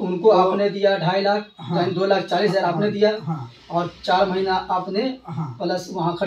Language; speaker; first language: Hindi; native; Hindi